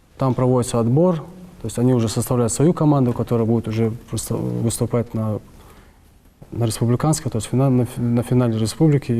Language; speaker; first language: Russian; non-native, local second language; Ingush